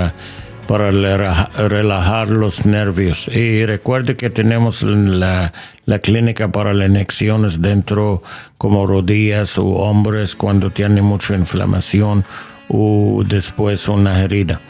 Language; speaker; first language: Spanish; non-native, learner; English